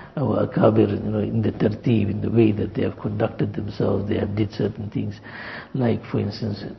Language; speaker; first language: English; native; English